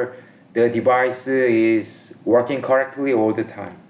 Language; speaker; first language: English; non-native, learner; Korean